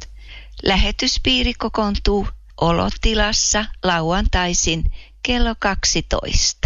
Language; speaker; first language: Finnish; native; Finnish